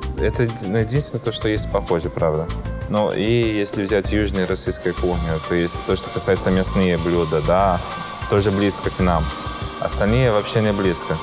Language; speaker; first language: Russian; non-native, fluent; Portuguese